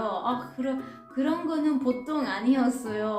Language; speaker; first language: Korean; non-native, fluent; Italian